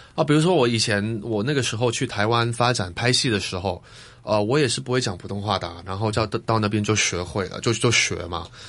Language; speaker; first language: Chinese; non-native, fluent; Cantonese